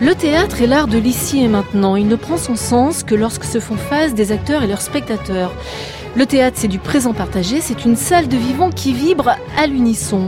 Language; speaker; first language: French; native; French